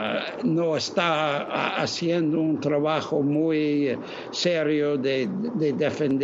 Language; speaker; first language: Spanish; non-native, fluent; English